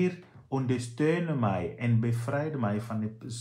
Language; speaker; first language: Dutch; non-native, fluent; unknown